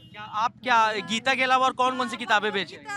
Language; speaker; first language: Hindi; native; Hindi